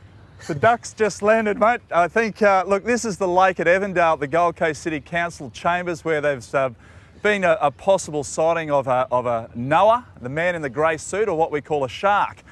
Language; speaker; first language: English; native; English